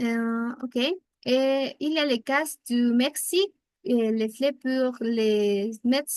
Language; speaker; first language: French; non-native, learner; Spanish